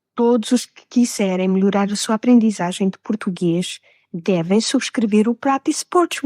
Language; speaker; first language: Portuguese; native; Portuguese